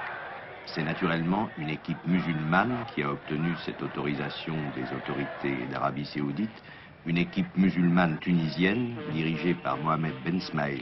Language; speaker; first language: French; native; French